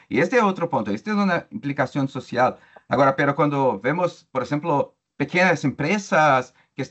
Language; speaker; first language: Spanish; non-native, learner; Portuguese